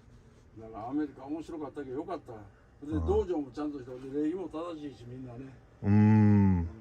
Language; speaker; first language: Japanese; native; Japanese